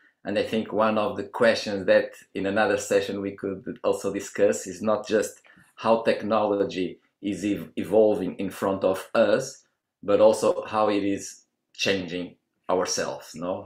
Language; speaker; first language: English; non-native, fluent; Portuguese